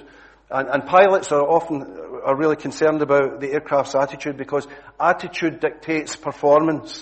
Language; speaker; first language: English; native; English